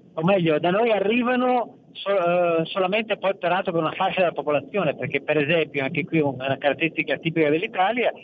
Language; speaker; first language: Italian; native; Italian